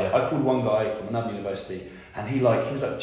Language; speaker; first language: English; native; English